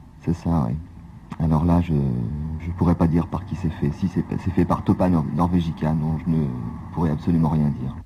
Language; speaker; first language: French; native; French